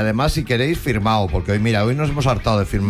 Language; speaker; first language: Spanish; native; Spanish